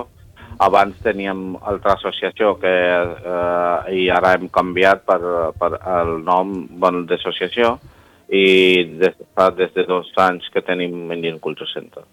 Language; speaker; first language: Catalan; non-native, learner; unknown